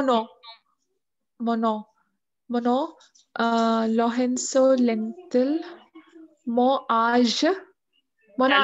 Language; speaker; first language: French; non-native, learner; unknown